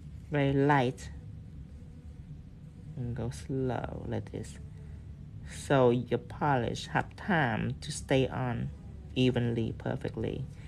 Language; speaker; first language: English; non-native, fluent; Vietnamese